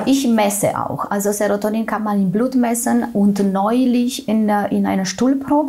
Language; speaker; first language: German; non-native, fluent; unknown